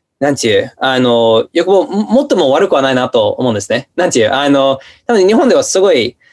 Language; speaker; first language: Japanese; non-native, fluent; English